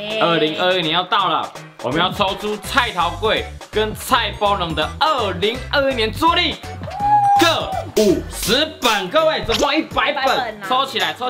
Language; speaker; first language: Chinese; native; Chinese